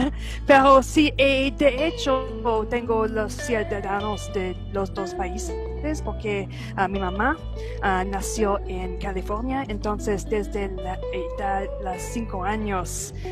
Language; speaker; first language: Spanish; non-native, fluent; English